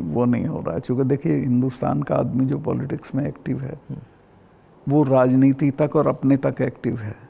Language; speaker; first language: Hindi; native; Hindi